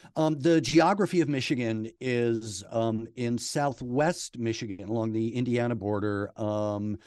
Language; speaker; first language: English; native; English